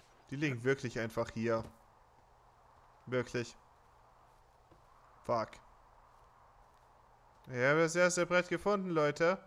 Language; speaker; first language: German; native; German